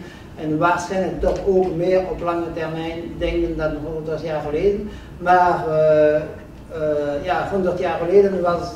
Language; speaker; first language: Dutch; non-native, local second language; French